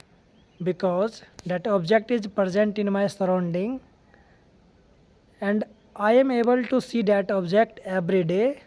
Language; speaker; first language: English; non-native, learner; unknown